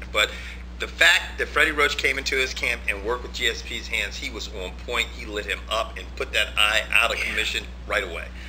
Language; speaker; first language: English; native; English